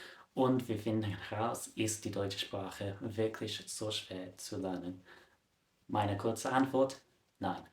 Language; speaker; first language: German; non-native, fluent; English